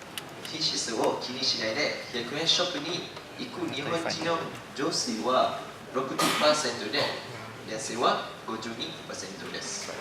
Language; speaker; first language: Japanese; non-native, learner; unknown